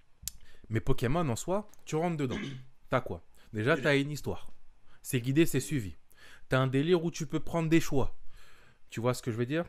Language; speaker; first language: French; native; French